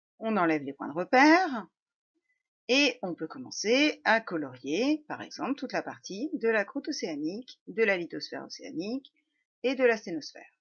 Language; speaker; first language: French; native; French